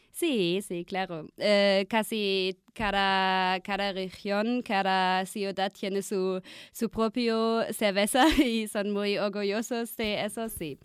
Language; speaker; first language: Spanish; non-native, learner; German